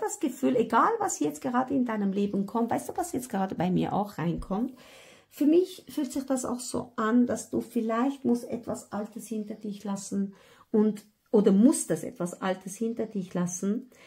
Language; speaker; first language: German; non-native, fluent; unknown